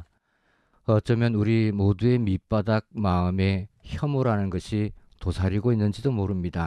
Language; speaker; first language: Korean; native; Korean